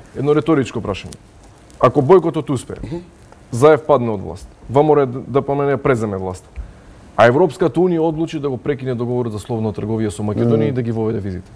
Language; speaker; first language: Macedonian; native; Macedonian